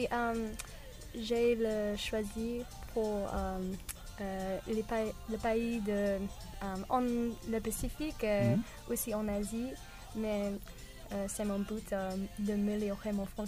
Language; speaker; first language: French; non-native, learner; English